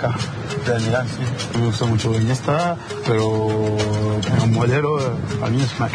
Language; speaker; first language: Spanish; non-native, learner; French